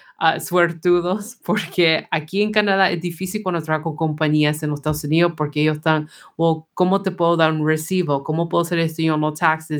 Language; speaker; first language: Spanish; early bilingual, heritage; Spanish